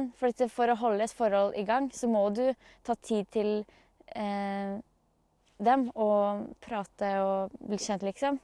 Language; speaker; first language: Norwegian; native; Norwegian